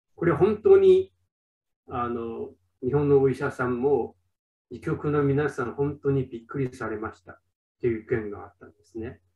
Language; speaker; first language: Japanese; non-native, fluent; Chinese